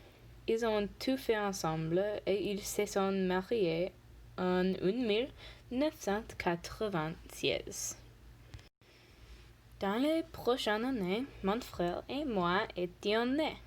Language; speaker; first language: French; non-native, learner; English